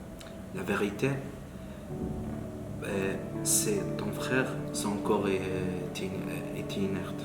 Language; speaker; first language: French; non-native, learner; Arabic